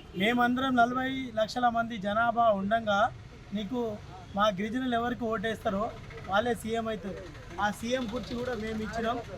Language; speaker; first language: Telugu; non-native, local second language; Lambadi